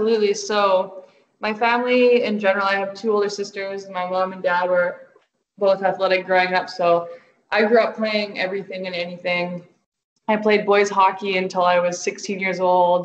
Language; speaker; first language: English; native; English